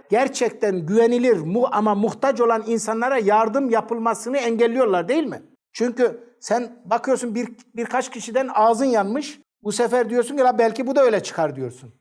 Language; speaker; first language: Turkish; native; Turkish